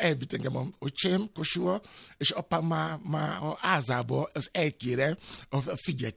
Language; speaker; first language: Hungarian; non-native, learner; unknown